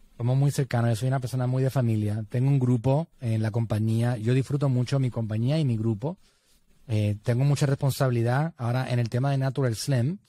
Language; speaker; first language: Spanish; native; Spanish